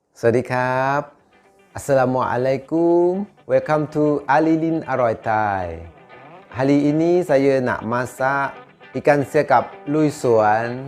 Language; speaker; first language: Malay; non-native, learner; Thai